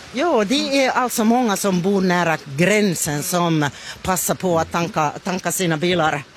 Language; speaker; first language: Swedish; non-native, fluent; Finnish